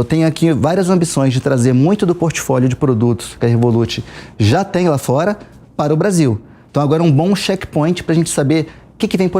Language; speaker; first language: Portuguese; native; Portuguese